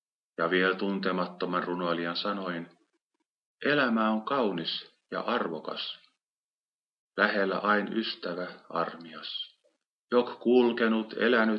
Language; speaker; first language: Finnish; native; Finnish